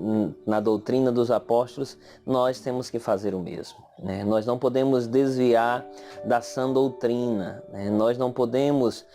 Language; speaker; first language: Portuguese; native; Portuguese